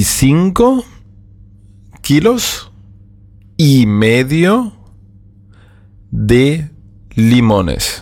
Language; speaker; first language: Spanish; non-native, fluent; German